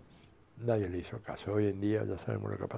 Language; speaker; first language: Spanish; native; Spanish